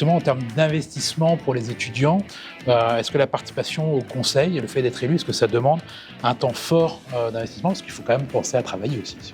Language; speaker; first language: French; native; French